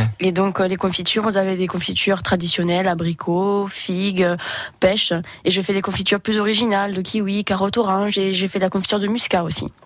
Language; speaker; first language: French; native; French